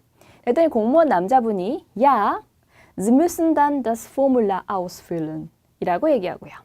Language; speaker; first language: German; non-native, fluent; Korean